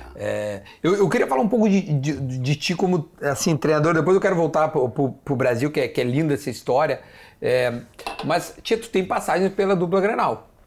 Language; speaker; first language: Portuguese; native; Portuguese